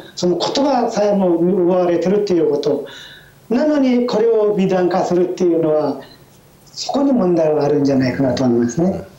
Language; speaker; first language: Japanese; non-native, fluent; Mongolian